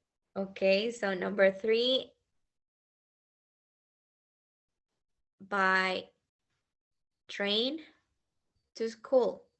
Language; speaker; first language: English; non-native, fluent; Spanish